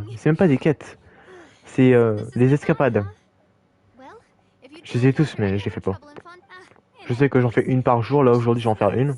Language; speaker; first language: French; native; French